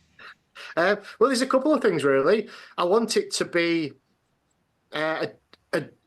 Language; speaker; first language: English; native; English